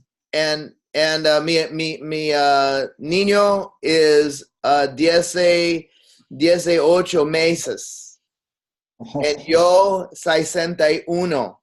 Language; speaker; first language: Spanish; non-native, learner; English